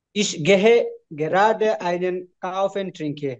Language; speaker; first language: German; non-native, learner; Bangla